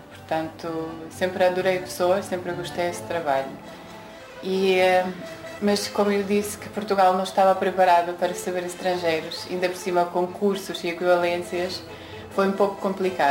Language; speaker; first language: Portuguese; non-native, fluent; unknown